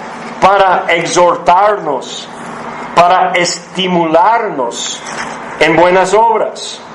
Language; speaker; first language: Spanish; non-native, fluent; English